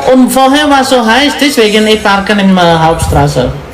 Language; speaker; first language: German; non-native, learner; Indonesian